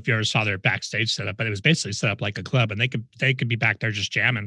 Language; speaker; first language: English; native; English